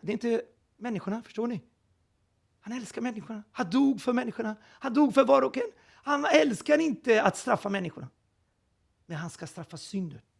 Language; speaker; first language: Swedish; non-native, fluent; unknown